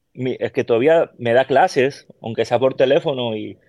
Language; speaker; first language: Spanish; native; Spanish